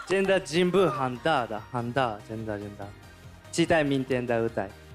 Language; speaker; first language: Chinese; non-native, fluent; Japanese